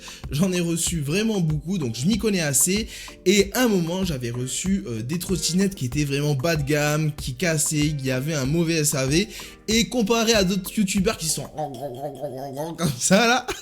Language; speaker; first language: French; native; French